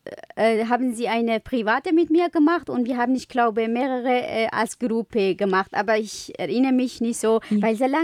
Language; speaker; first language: German; non-native, learner; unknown